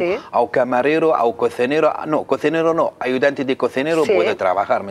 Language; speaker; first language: Spanish; non-native, learner; Arabic